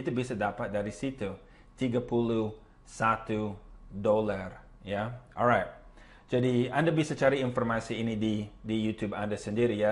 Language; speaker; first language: Indonesian; non-native, fluent; English